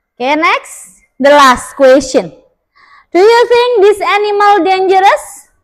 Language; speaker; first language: English; non-native, learner; Indonesian